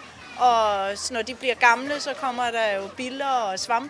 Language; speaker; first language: Danish; native; Danish